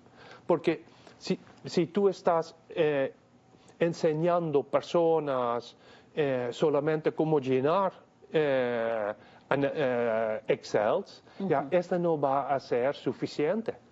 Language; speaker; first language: Spanish; non-native, fluent; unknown